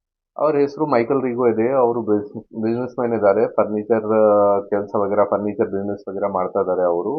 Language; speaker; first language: Kannada; non-native, fluent; Hindi